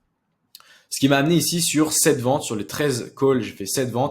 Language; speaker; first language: French; native; French